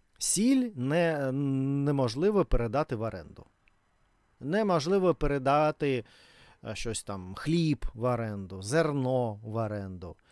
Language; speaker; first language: Ukrainian; non-native, learner; Russian